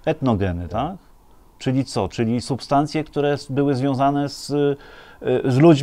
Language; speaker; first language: Polish; native; Polish